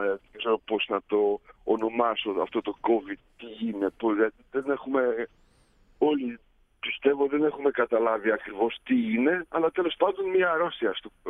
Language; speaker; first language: Greek; early bilingual, heritage; Greek